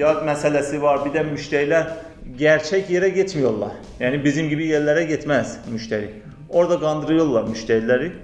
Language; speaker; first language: Turkish; non-native, learner; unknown